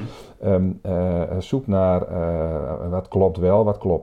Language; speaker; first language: Dutch; native; Dutch